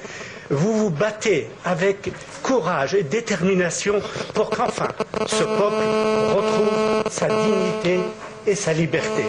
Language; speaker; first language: French; native; French